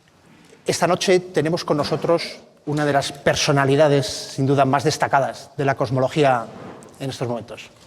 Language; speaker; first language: Spanish; native; Spanish